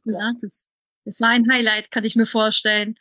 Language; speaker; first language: German; native; German